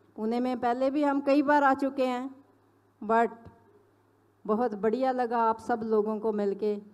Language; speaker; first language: Hindi; non-native, local second language; Punjabi